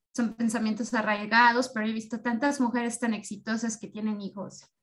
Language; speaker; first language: Spanish; native; Spanish